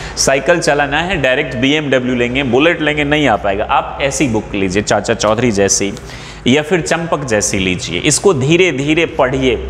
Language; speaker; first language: Hindi; non-native, local second language; Maithili